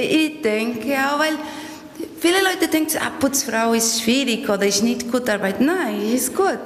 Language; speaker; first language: German; non-native, learner; Portuguese